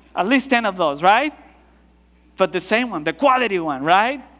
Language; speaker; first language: English; non-native, fluent; Spanish